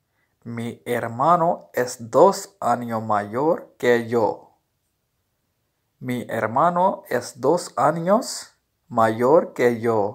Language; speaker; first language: Spanish; non-native, learner; Urdu